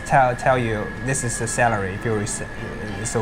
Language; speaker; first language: English; non-native, learner; Chinese